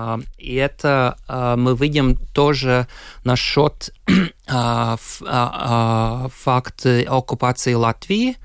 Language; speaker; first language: Russian; non-native, local second language; Latvian